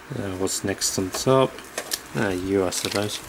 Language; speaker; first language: English; native; English